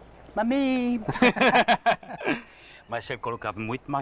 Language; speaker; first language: Portuguese; non-native, fluent; French